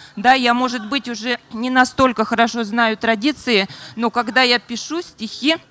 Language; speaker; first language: Russian; non-native, local second language; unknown